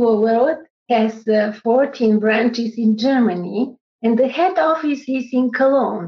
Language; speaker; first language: English; non-native, fluent; Bulgarian